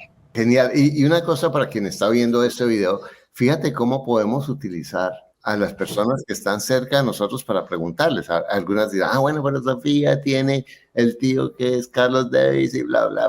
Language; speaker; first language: Spanish; native; Spanish